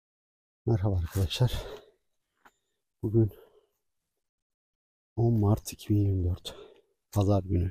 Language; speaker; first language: Turkish; native; Turkish